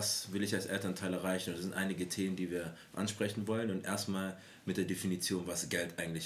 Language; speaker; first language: German; native; German